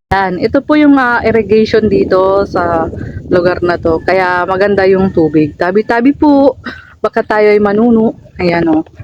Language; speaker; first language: Filipino; non-native, local second language; Bikol